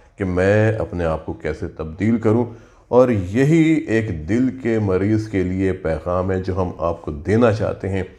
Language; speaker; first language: Urdu; native; Urdu